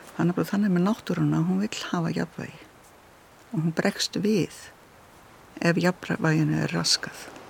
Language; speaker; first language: Icelandic; native; Icelandic